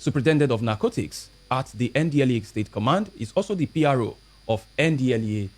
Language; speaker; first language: English; non-native, local second language; Yoruba